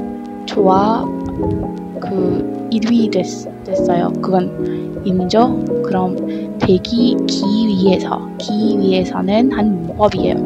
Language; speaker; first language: Korean; non-native, learner; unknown